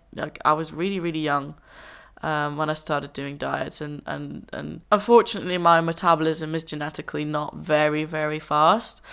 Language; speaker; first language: English; non-native, fluent; Dutch